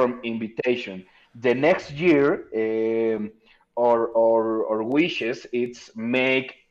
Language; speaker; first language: English; non-native, learner; Spanish